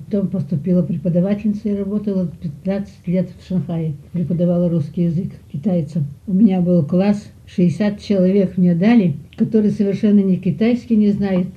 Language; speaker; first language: Russian; early bilingual, heritage; Russian